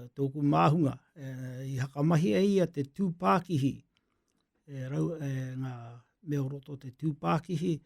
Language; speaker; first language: Māori; native; Māori